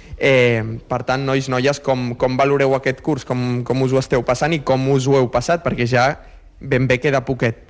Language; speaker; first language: Catalan; native; Catalan